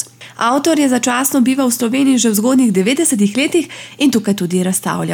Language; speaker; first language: Slovenian; native; Slovenian